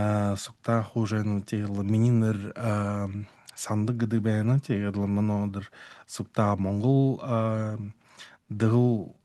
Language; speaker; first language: Mongolian; non-native, learner; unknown